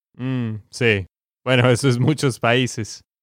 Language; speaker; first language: Spanish; non-native, learner; English